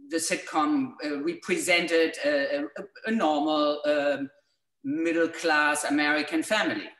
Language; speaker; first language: English; non-native, fluent; German